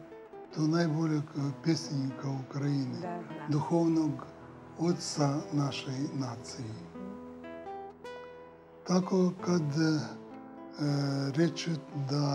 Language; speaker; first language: Ukrainian; early bilingual, heritage; Serbian